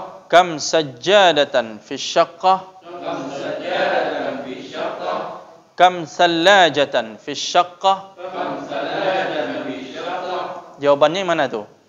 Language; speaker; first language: Arabic; non-native, fluent; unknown